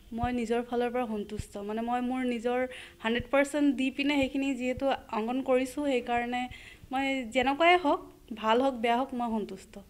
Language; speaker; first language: Assamese; native; Assamese